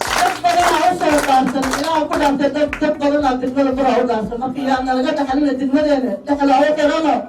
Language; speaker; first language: Somali; non-native, local second language; Swahili